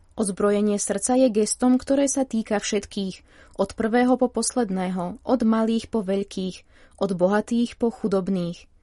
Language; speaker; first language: Slovak; native; Slovak